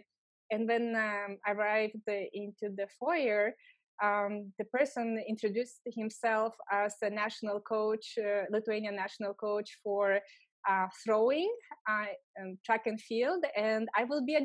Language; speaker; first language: English; non-native, fluent; Lithuanian